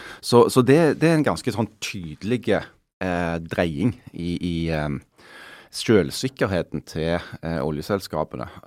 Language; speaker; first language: Norwegian; native; Norwegian